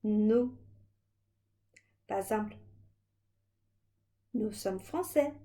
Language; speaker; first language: French; non-native, fluent; Chinese